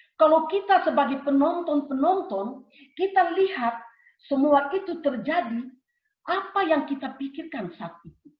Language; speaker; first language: Indonesian; early bilingual, heritage; Indonesian